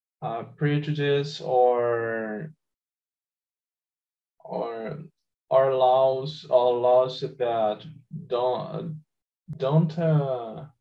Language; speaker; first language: English; non-native, learner; Portuguese